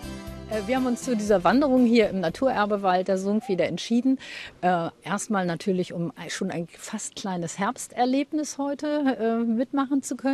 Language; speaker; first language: German; native; German